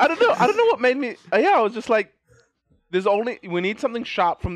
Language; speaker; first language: English; native; English